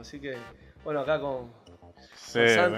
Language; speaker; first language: Spanish; native; Spanish